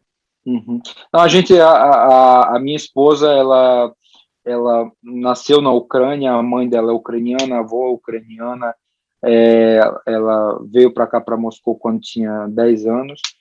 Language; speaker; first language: Portuguese; early bilingual, heritage; Portuguese